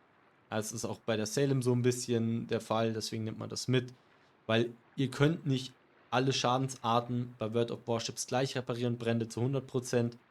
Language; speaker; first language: German; native; German